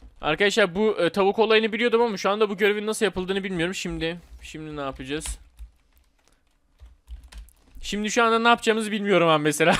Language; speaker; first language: Turkish; native; Turkish